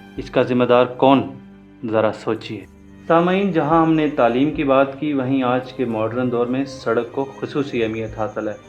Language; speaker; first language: Urdu; non-native, local second language; Punjabi